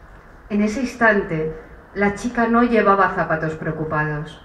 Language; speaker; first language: Spanish; native; Spanish